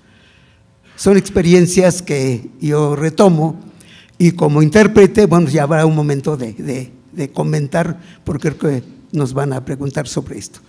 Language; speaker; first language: Spanish; non-native, local second language; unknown